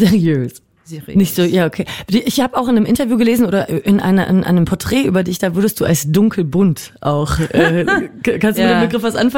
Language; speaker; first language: German; native; German